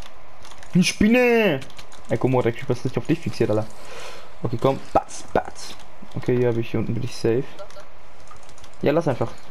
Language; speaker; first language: German; native; German